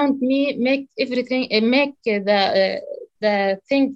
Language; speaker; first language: English; non-native, learner; Arabic